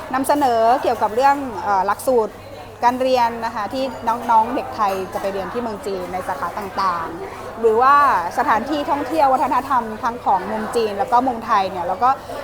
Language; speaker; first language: Thai; native; Thai